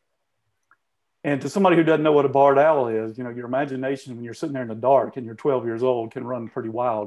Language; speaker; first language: English; native; English